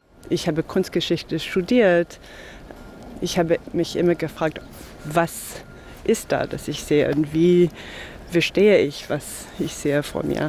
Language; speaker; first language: German; non-native, fluent; English